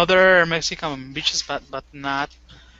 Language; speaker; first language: English; non-native, fluent; Spanish